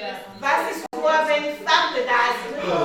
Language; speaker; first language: German; non-native, learner; French